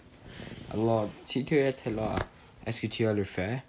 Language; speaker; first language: French; non-native, learner; English